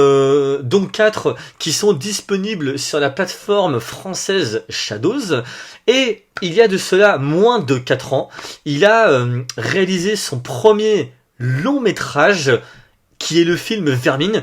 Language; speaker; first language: French; native; French